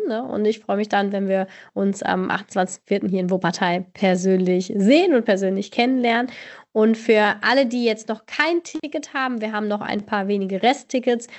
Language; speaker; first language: German; native; German